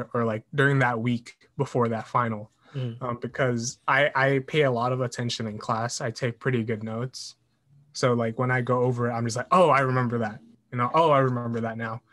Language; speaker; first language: English; native; English